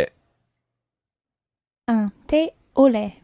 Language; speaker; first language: French; non-native, learner; English